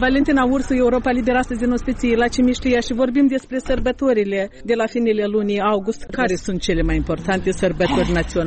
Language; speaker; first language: Romanian; native; Romanian